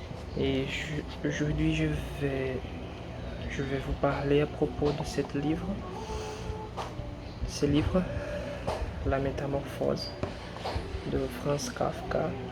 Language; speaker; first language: French; non-native, learner; Portuguese